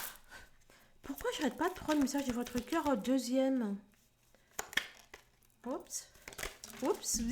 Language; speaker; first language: French; native; French